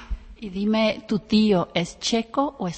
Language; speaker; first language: Spanish; non-native, fluent; Czech